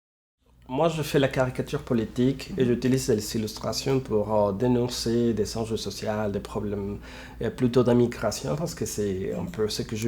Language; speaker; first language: French; non-native, fluent; Spanish